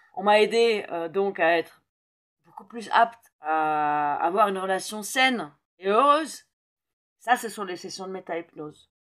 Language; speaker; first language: French; native; French